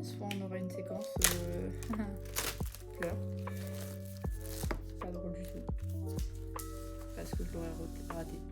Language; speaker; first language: French; native; French